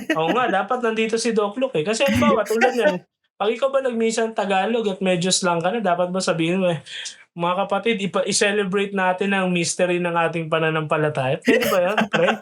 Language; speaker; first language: Filipino; native; Filipino